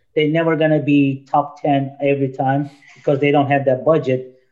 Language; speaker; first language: English; non-native, fluent; Turkish